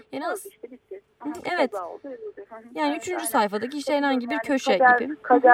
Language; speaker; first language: Turkish; native; Turkish